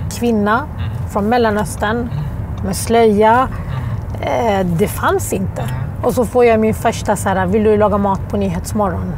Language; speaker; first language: Swedish; early bilingual, other home language; Arabic